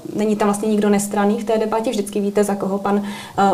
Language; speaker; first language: Czech; native; Czech